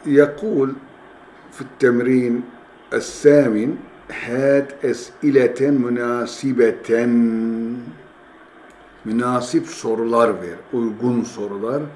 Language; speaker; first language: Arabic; non-native, fluent; Turkish